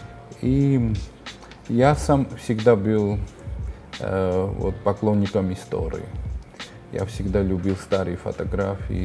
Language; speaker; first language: Russian; non-native, fluent; Georgian